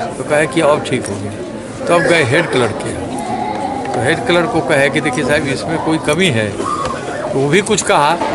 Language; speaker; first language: Hindi; non-native, local second language; Maithili